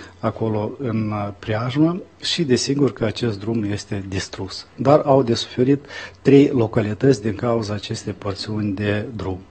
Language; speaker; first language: Romanian; native; Romanian